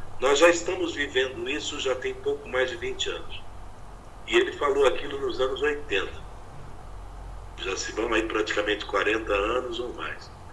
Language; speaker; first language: Portuguese; native; Portuguese